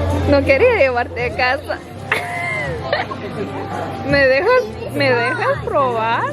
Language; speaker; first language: Spanish; non-native, learner; Lithuanian